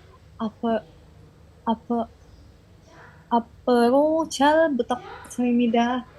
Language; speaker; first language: Korean; non-native, learner; Indonesian